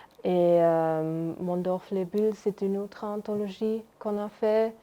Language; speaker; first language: French; non-native, local second language; Luxembourgish